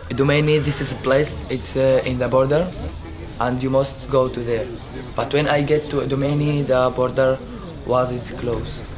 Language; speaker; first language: English; non-native, learner; Arabic